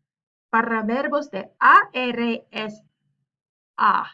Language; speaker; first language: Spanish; non-native, learner; English